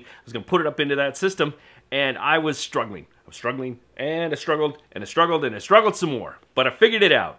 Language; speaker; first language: English; native; English